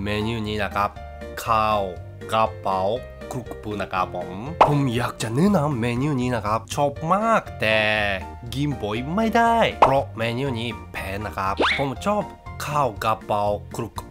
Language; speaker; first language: Thai; non-native, learner; Japanese